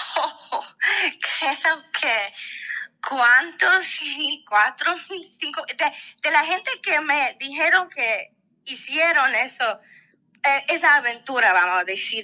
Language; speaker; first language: Spanish; non-native, fluent; Russian